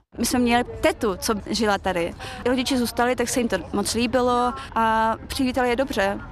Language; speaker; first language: Czech; early bilingual, other home language; Chechen